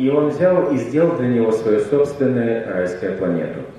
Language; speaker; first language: Russian; native; Russian